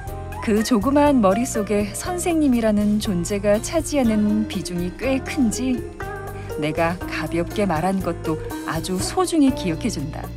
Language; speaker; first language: Korean; native; Korean